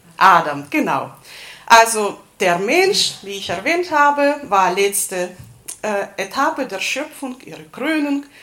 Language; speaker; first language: German; non-native, fluent; Russian